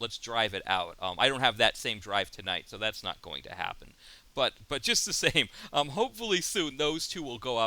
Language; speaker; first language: English; native; English